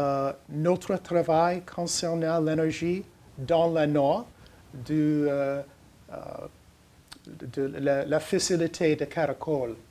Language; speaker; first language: French; non-native, learner; English